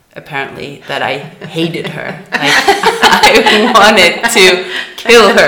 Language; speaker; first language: English; non-native, fluent; Danish